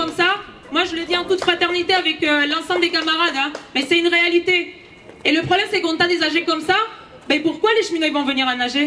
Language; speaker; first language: French; native; French